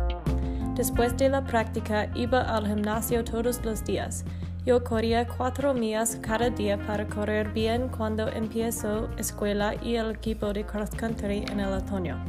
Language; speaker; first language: Spanish; non-native, learner; English